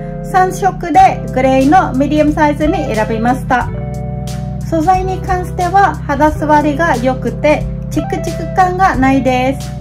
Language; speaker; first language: Japanese; non-native, fluent; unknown